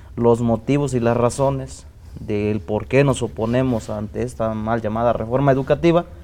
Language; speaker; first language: Spanish; non-native, local second language; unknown